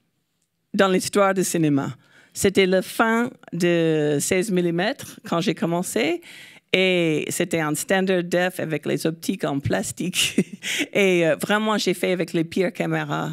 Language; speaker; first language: French; non-native, fluent; English